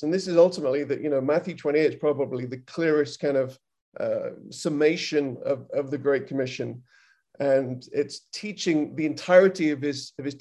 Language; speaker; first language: English; native; English